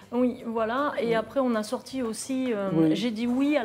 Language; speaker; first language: French; native; French